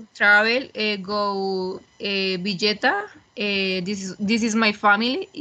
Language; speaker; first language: English; non-native, learner; Spanish